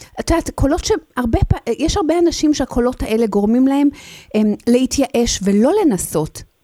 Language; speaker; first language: Hebrew; native; Hebrew